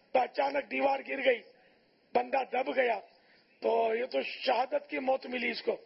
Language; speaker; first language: Urdu; non-native, local second language; Memoni